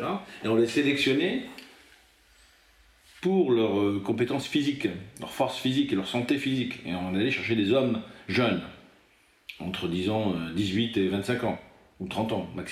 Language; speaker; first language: French; native; French